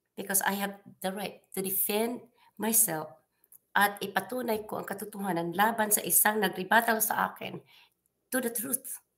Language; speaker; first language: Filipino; non-native, local second language; Cebuano